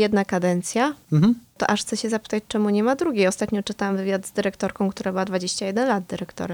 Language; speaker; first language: Polish; native; Polish